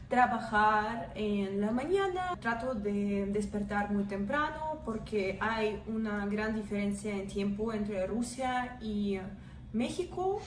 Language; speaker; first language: Spanish; non-native, fluent; Russian